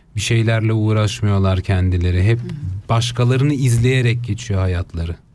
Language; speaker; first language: Turkish; early bilingual, heritage; Turkish